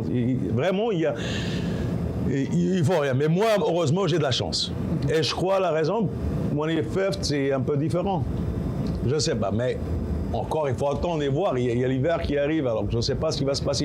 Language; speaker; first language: French; non-native, local second language; Arabic